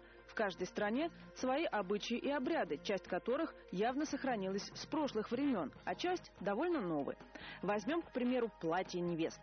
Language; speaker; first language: Russian; native; Russian